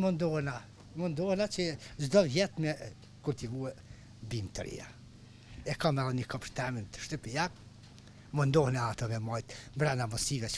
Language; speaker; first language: Albanian; native; Albanian